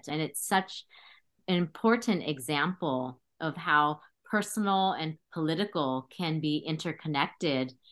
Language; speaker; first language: English; early bilingual, other home language; Khmer